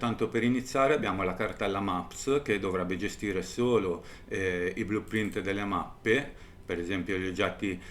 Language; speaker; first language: Italian; native; Italian